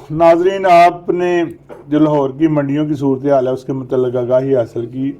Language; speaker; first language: Urdu; non-native, local second language; Punjabi